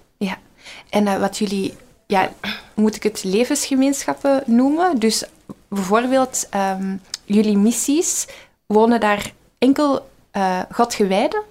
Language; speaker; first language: Dutch; native; Dutch